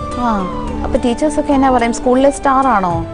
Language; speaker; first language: Malayalam; native; Malayalam